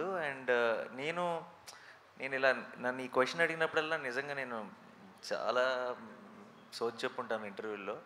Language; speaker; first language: Telugu; native; Telugu